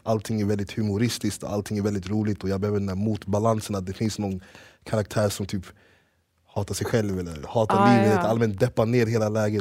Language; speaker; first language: Swedish; early bilingual, other home language; English